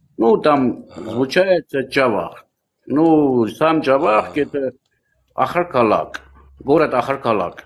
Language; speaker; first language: Russian; non-native, local second language; Armenian